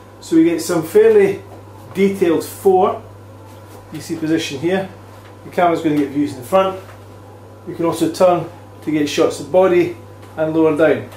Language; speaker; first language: English; native; English